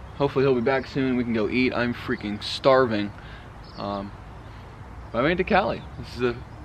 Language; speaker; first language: English; native; English